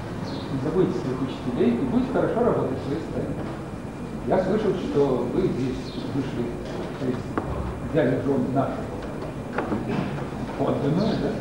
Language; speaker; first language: Russian; native; Russian